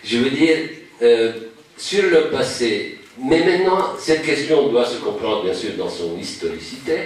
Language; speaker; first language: French; non-native, local second language; Arabic